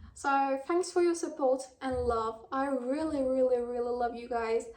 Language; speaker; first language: English; non-native, fluent; Azerbaijani